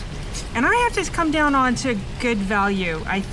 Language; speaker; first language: English; native; English